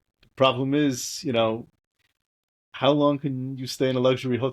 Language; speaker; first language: English; native; English